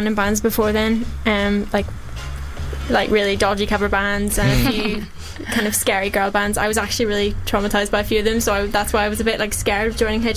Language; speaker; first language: English; native; English